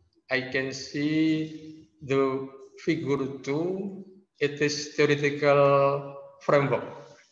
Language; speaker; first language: English; non-native, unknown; Indonesian